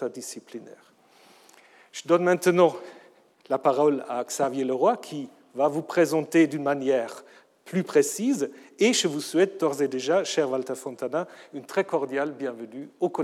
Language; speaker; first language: French; non-native, fluent; German